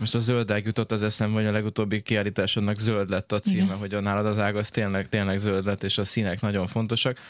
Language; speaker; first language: Hungarian; native; Hungarian